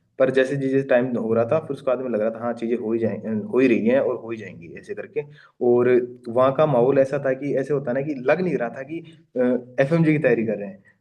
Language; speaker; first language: Hindi; native; Hindi